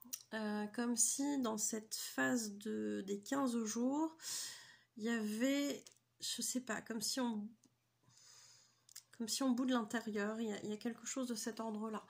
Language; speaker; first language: French; native; French